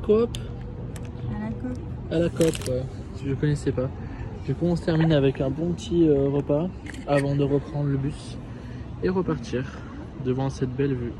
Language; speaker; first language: French; native; French